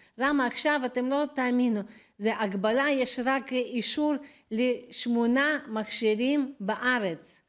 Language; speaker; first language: Hebrew; non-native, fluent; Russian